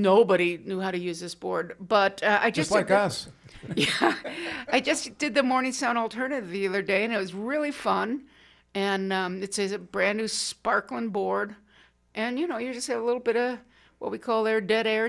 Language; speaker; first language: English; native; English